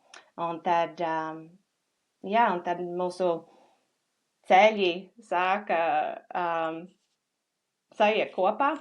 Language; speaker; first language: Latvian; non-native, fluent; English